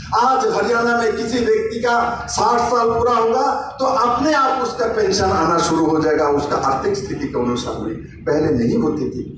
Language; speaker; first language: Hindi; non-native, local second language; Bangla